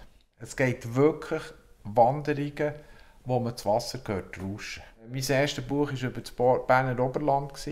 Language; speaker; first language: German; native; German